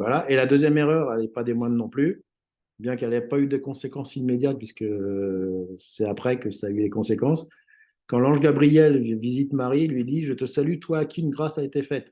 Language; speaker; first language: French; native; French